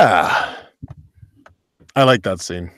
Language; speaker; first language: English; native; English